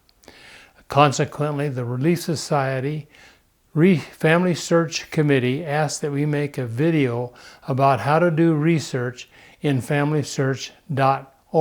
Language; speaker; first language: English; native; English